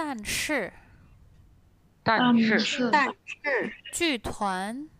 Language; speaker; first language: Chinese; non-native, fluent; Indonesian